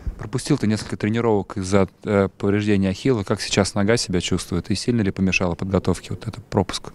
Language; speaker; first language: Russian; native; Russian